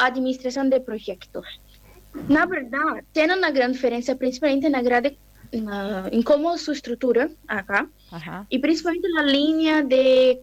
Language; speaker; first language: Spanish; non-native, learner; Portuguese